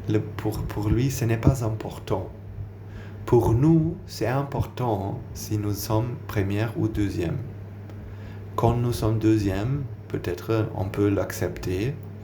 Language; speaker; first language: French; non-native, learner; German